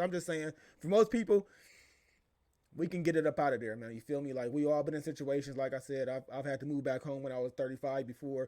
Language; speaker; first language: English; native; English